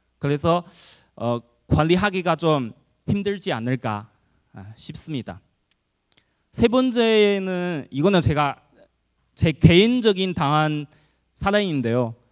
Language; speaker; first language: Korean; non-native, fluent; Chinese